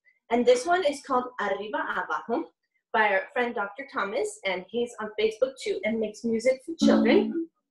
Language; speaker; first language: English; early bilingual, other home language; Spanish